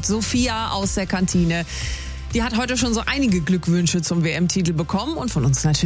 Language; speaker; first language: German; native; German